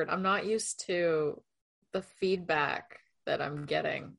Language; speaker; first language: English; non-native, fluent; Spanish